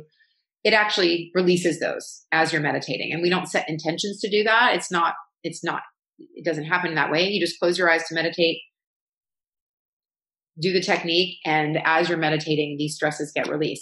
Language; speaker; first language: English; native; English